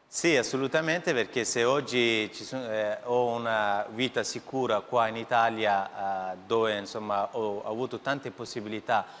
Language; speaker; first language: Italian; early bilingual, other home language; Persian